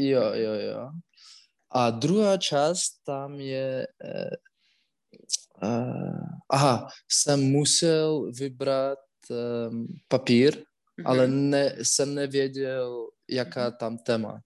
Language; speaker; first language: Czech; non-native, learner; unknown